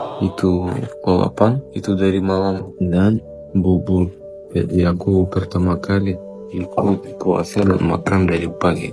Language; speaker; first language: Indonesian; non-native, learner; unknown